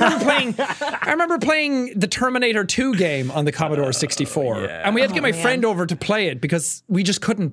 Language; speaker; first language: English; native; English